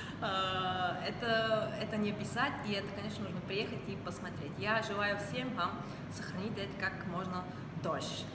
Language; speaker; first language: Russian; non-native, fluent; Bulgarian